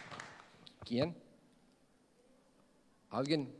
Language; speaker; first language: Spanish; non-native, fluent; Portuguese